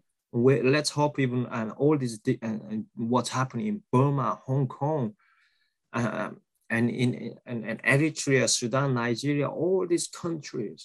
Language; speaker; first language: English; non-native, fluent; Korean